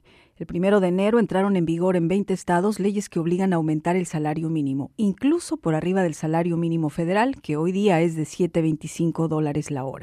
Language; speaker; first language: Spanish; native; Spanish